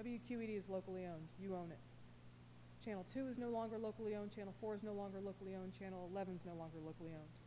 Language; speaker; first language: English; native; English